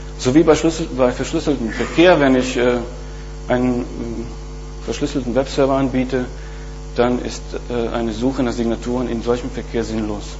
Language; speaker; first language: German; non-native, fluent; Bosnian